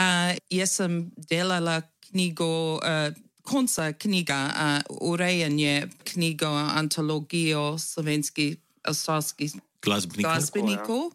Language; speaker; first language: Slovenian; early bilingual, heritage; English